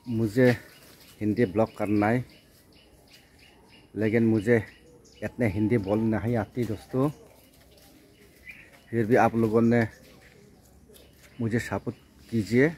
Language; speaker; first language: Hindi; non-native, local second language; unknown